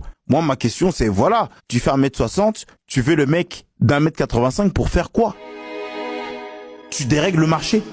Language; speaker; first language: French; native; French